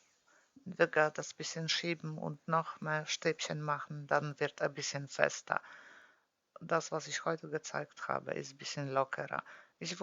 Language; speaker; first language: German; non-native, fluent; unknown